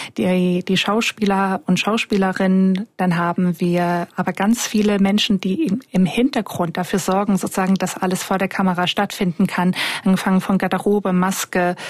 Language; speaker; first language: German; native; German